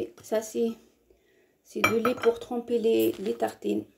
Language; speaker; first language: French; non-native, learner; Arabic